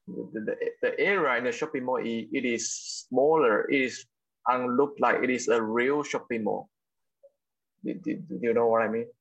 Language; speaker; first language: English; non-native, local second language; Chinese